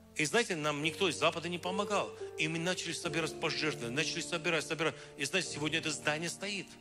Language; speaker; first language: Russian; non-native, local second language; Armenian